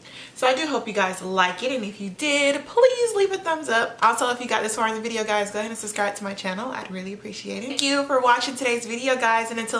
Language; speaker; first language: English; native; English